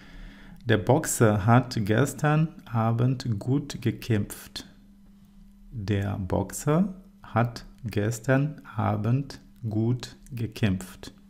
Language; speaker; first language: German; non-native, fluent; Portuguese